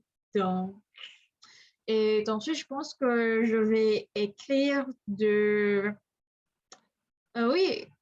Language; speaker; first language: French; non-native, learner; English